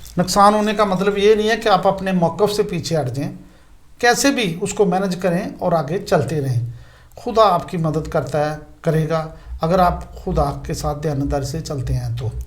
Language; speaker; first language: Urdu; non-native, local second language; Punjabi